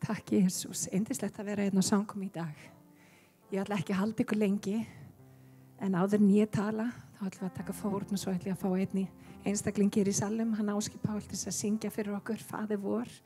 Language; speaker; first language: Icelandic; non-native, fluent; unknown